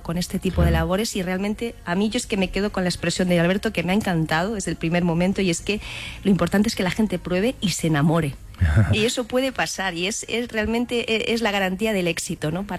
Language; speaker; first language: Spanish; native; Spanish